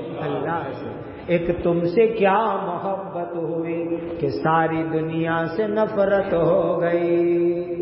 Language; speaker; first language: Urdu; non-native, local second language; Gujarati